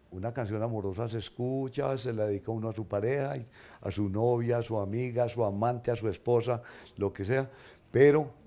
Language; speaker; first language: Spanish; native; Spanish